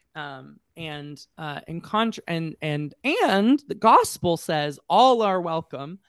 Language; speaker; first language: English; native; English